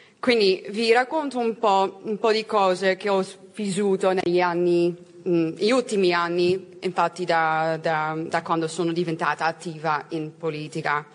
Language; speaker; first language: Italian; non-native, fluent; Dutch